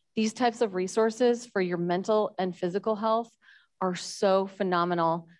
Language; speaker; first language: English; native; English